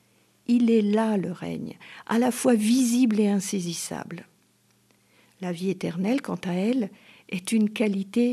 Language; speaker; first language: French; native; French